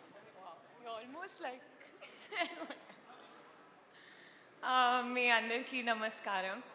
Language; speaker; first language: Telugu; non-native, learner; Hindi